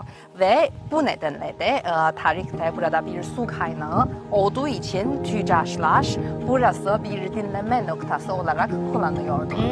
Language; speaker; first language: Turkish; non-native, fluent; Chinese